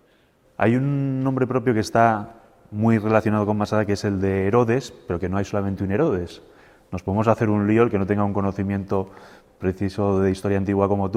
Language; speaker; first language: Spanish; native; Spanish